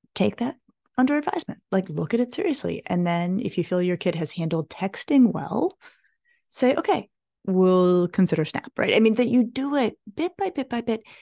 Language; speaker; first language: English; native; English